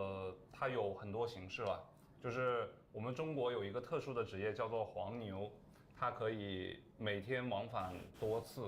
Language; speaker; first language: Chinese; native; Chinese